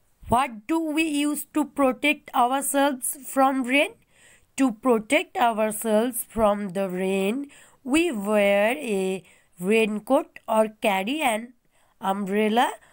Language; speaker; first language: English; non-native, local second language; Bangla